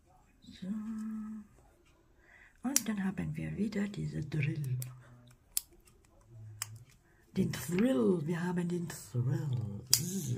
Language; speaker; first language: German; non-native, fluent; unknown